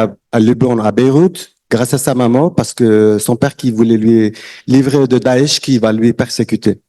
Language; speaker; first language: French; non-native, learner; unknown